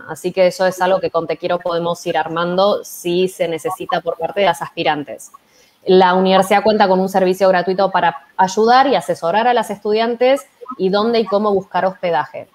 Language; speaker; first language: Spanish; native; Spanish